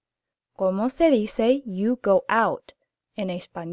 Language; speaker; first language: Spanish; non-native, fluent; English